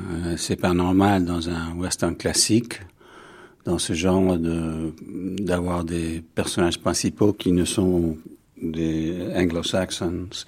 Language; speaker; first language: French; non-native, fluent; English